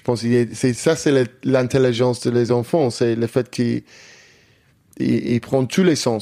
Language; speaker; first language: French; non-native, fluent; English